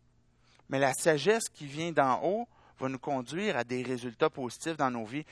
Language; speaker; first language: French; native; French